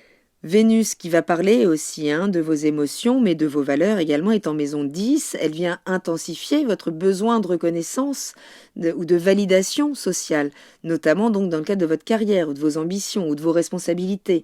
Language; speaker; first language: French; native; French